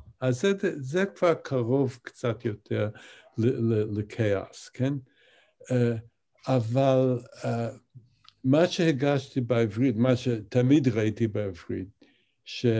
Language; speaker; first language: Hebrew; non-native, fluent; English